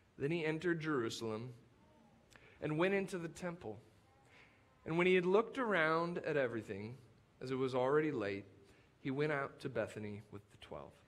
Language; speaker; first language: English; native; English